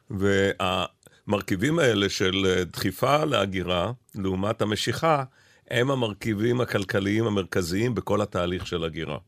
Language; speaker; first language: Hebrew; native; Hebrew